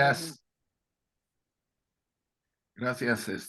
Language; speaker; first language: Spanish; native; Spanish